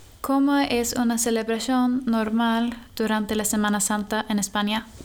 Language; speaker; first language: Spanish; non-native, learner; Swedish